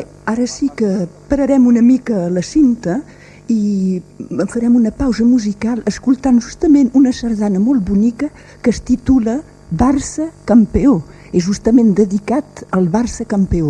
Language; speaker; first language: Catalan; native; Catalan